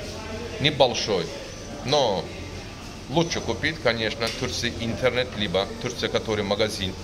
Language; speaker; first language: Russian; non-native, learner; Turkish